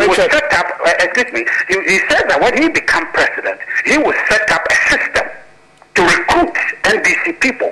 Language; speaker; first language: English; non-native, local second language; Ewe